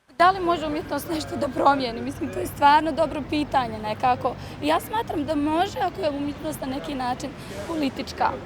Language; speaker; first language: Bosnian; native; Bosnian